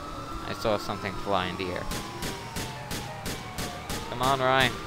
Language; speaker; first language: English; native; English